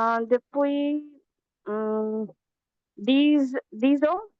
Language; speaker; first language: French; non-native, learner; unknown